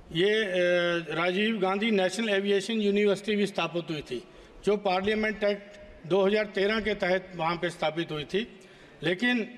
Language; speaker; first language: Hindi; native; Hindi